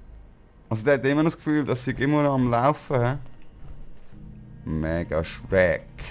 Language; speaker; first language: German; native; German